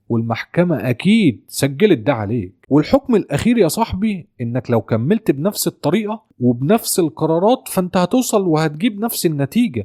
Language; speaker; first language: Arabic; native; Arabic